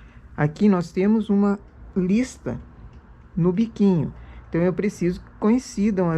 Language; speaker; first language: Portuguese; native; Portuguese